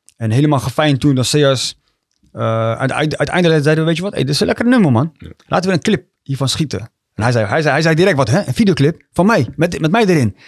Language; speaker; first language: Dutch; early bilingual, other home language; Tigrinya